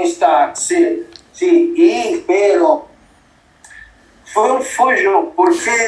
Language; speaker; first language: Spanish; non-native, learner; Italian